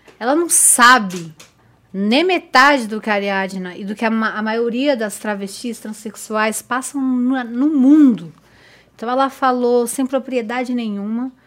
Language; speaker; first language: Portuguese; native; Portuguese